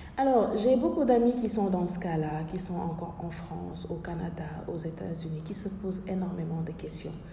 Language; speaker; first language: French; non-native, local second language; Wolof